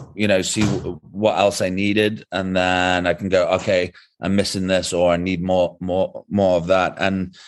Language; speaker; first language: English; native; English